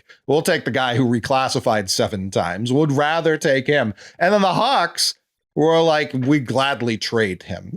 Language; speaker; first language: English; native; English